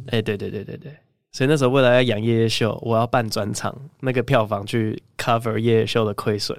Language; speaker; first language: Chinese; native; Chinese